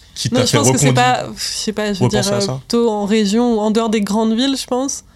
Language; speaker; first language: French; native; French